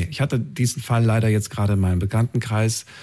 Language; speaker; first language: German; native; German